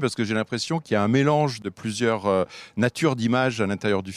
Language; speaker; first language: French; native; French